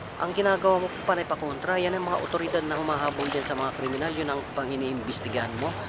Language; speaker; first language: Filipino; native; Filipino